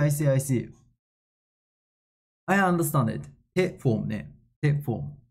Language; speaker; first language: English; non-native, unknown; Japanese